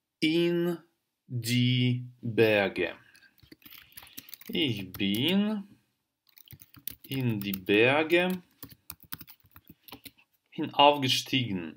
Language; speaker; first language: German; non-native, fluent; Russian